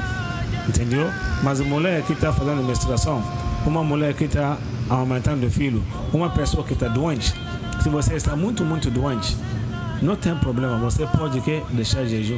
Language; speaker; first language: Portuguese; non-native, learner; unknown